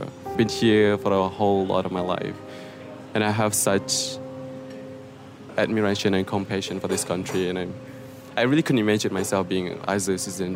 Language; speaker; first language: English; non-native, local second language; Malay